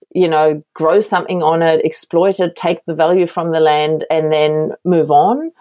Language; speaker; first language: English; non-native, fluent; German